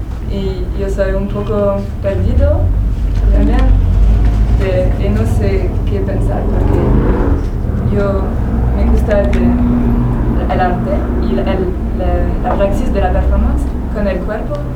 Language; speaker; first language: Spanish; non-native, learner; French